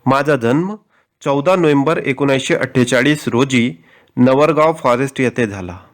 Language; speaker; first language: Marathi; non-native, local second language; Urdu